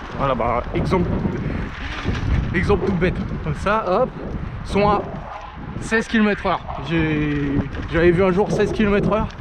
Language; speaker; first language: French; native; French